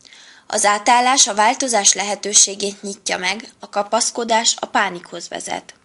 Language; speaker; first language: Hungarian; native; Hungarian